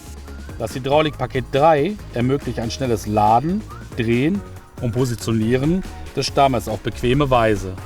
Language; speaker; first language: German; native; German